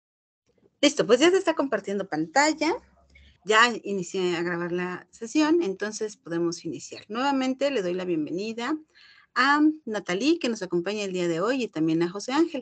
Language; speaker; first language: Spanish; native; Spanish